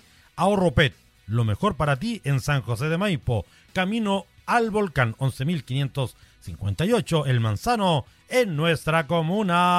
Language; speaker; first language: Spanish; native; Spanish